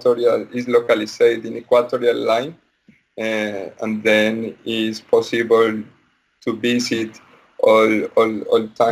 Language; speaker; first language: English; non-native, learner; Spanish